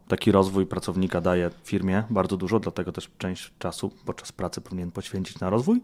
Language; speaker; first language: Polish; native; Polish